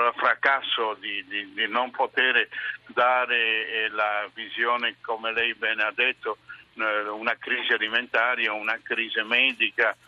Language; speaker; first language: Italian; non-native, learner; Spanish